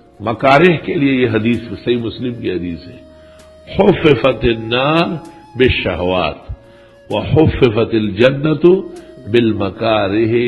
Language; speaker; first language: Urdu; non-native, local second language; Pashto